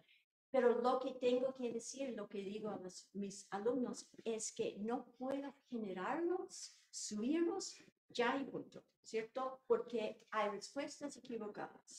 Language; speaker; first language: Spanish; non-native, fluent; English